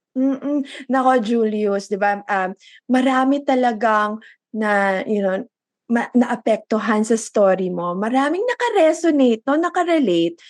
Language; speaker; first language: Filipino; native; Filipino